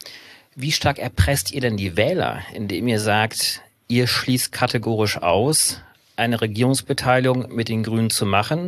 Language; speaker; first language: German; native; German